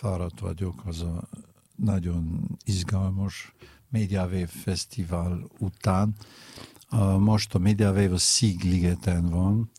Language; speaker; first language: Hungarian; non-native, fluent; French